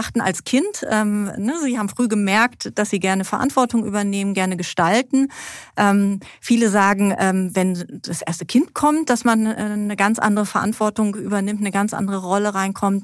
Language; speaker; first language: German; native; German